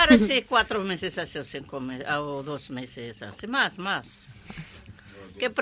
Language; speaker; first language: Spanish; non-native, learner; Arabic